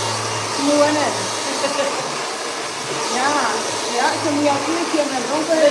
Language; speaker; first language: Dutch; non-native, learner; English